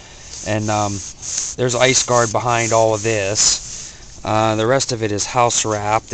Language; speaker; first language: English; native; English